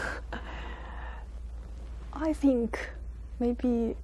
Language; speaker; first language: English; non-native, learner; Chinese